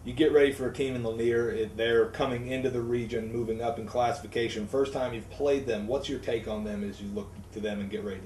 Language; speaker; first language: English; native; English